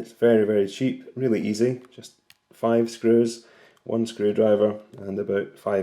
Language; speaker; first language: English; native; English